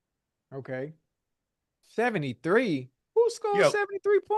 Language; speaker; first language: English; native; English